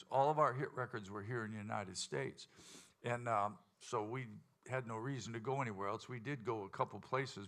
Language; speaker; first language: English; native; English